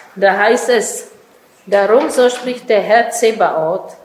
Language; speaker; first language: German; non-native, fluent; Czech